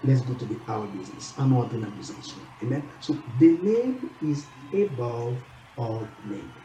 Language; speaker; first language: English; non-native, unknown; Haitian Creole